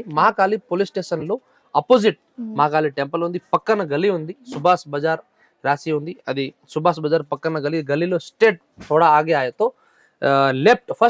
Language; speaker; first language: Telugu; non-native, local second language; Hindi